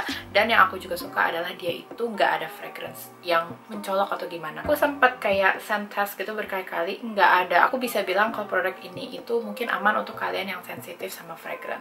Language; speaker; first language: Indonesian; native; Indonesian